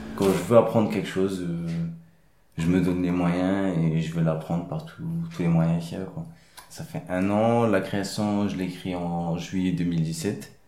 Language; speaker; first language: French; early bilingual, other home language; Arabic